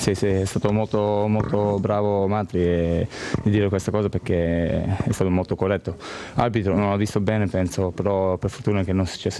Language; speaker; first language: Italian; non-native, fluent; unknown